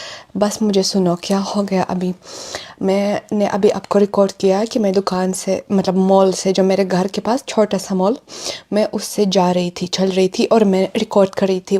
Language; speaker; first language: Hindi; non-native, fluent; Russian